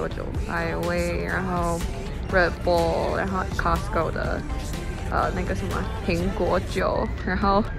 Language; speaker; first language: Chinese; native; Chinese